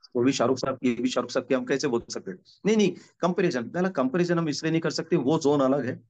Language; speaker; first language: Hindi; non-native, local second language; Marathi